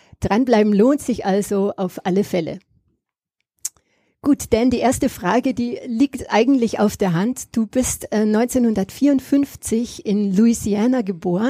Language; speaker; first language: German; native; German